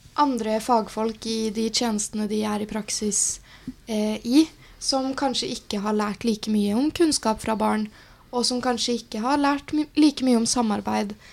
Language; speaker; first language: Norwegian; native; Norwegian